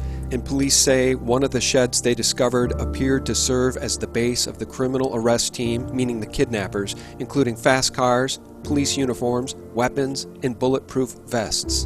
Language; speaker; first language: English; native; English